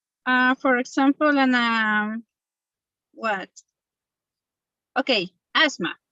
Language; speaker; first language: English; non-native, learner; Spanish